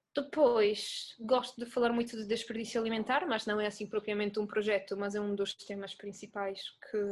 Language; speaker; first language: Portuguese; non-native, fluent; Italian